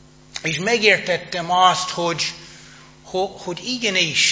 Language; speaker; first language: Hungarian; non-native, fluent; English